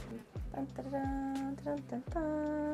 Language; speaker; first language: Japanese; non-native, learner; English